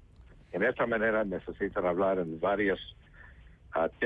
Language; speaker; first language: Spanish; early bilingual, heritage; Spanish